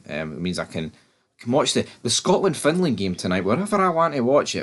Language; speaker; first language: English; native; English